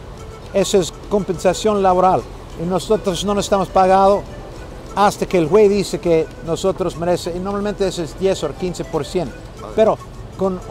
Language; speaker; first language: Spanish; non-native, fluent; English